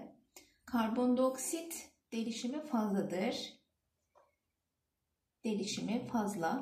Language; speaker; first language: Turkish; native; Turkish